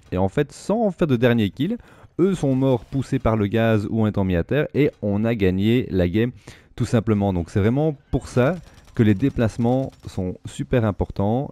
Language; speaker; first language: French; native; French